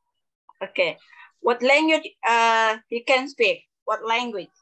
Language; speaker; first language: English; non-native, learner; Indonesian